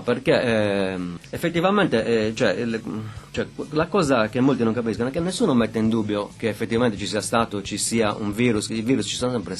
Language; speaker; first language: Italian; native; Italian